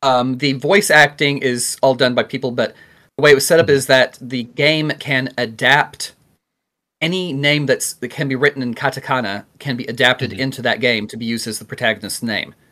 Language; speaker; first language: English; native; English